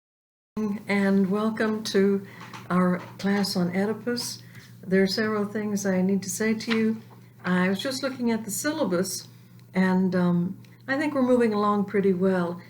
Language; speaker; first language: English; native; English